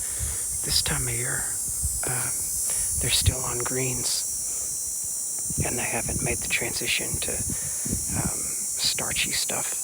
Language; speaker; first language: English; native; English